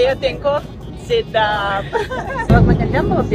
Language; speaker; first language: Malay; non-native, learner; English